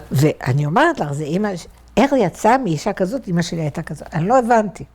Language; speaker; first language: Hebrew; non-native, fluent; French